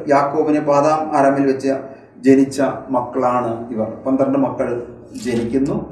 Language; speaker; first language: Malayalam; native; Malayalam